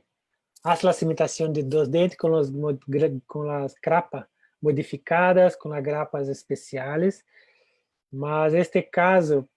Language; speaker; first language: Spanish; non-native, fluent; Portuguese